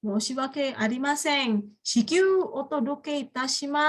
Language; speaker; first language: Japanese; non-native, fluent; Indonesian